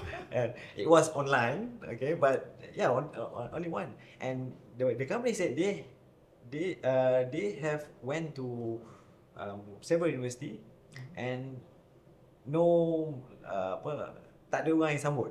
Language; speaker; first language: English; non-native, local second language; Malay